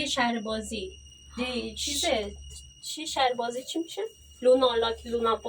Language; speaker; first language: Persian; early bilingual, heritage; Persian